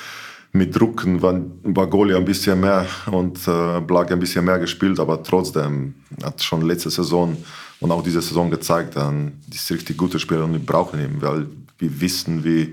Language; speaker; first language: German; non-native, learner; Slovenian